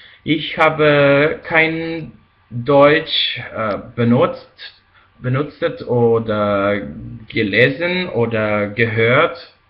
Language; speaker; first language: German; non-native, fluent; Spanish